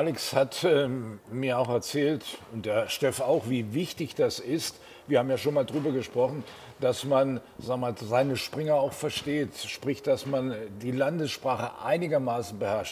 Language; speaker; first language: German; native; German